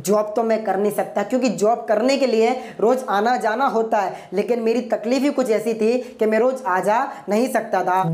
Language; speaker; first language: Hindi; non-native, local second language; Gujarati